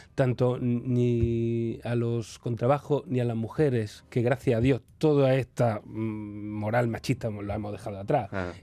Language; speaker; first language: Spanish; native; Spanish